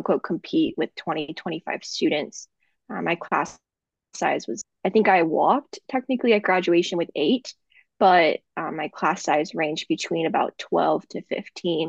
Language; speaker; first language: English; native; English